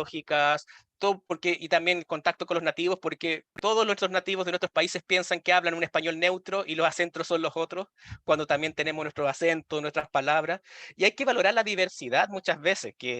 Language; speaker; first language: Spanish; native; Spanish